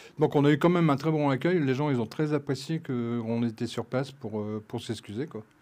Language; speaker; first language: French; native; French